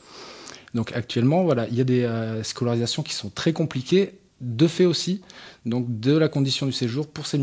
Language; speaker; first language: French; native; French